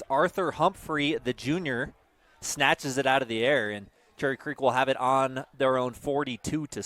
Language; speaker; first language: English; native; English